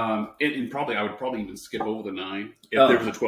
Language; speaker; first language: English; native; English